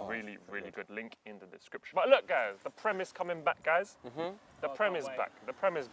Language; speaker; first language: English; early bilingual, other home language; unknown